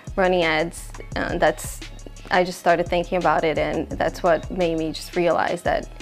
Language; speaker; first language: English; non-native, fluent; Portuguese